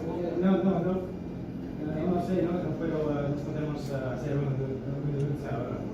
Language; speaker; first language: Spanish; non-native, learner; English